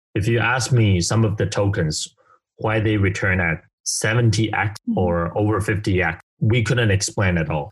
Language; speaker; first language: English; non-native, fluent; Chinese